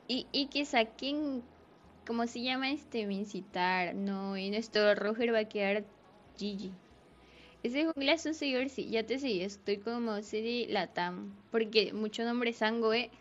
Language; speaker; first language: Spanish; native; Spanish